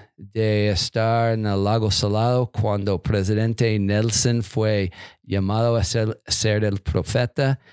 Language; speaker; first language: Spanish; non-native, learner; English